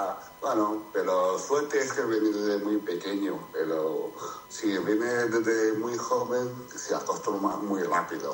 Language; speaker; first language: Spanish; non-native, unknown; Chinese